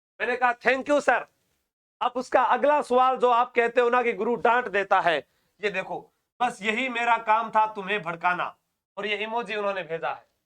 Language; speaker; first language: Hindi; native; Hindi